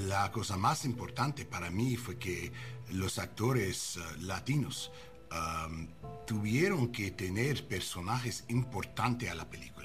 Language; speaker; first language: Spanish; non-native, learner; English